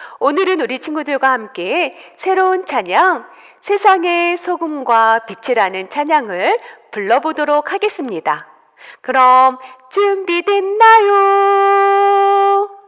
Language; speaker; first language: Korean; native; Korean